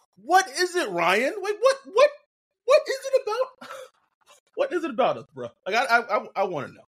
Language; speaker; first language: English; native; English